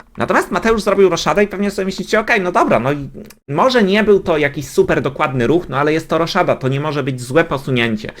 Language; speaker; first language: Polish; native; Polish